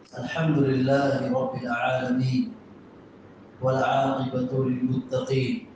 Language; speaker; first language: Urdu; native; Urdu